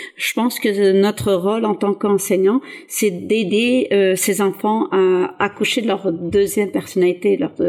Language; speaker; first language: French; early bilingual, other home language; Arabic